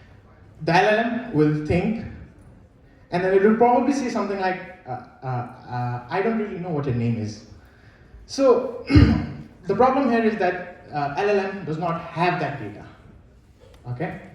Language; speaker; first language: English; non-native, local second language; Nepali